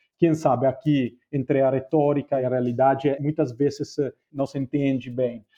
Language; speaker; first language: Portuguese; non-native, fluent; Spanish